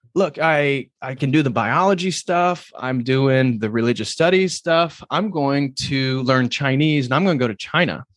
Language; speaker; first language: English; native; English